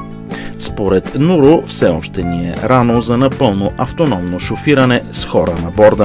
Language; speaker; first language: Bulgarian; native; Bulgarian